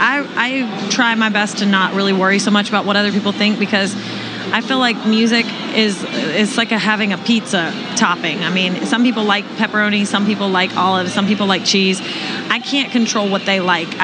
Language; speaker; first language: English; native; English